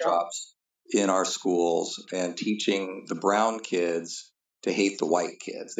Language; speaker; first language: English; native; English